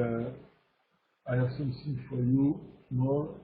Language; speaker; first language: English; non-native, learner; French